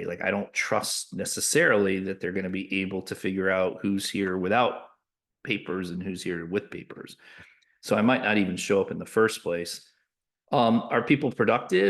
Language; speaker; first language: English; native; English